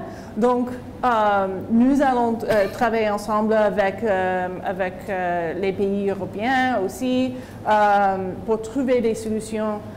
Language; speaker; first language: French; non-native, fluent; English